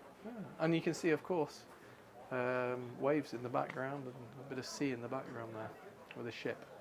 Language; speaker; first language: English; native; English